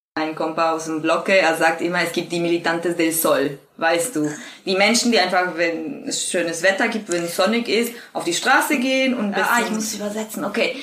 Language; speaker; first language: German; non-native, fluent; Spanish